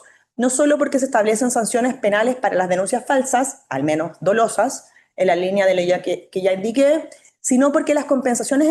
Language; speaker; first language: Spanish; native; Spanish